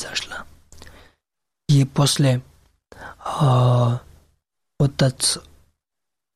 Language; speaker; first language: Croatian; non-native, learner; Pashto